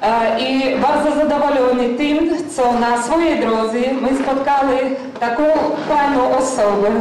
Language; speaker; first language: Polish; non-native, learner; Ukrainian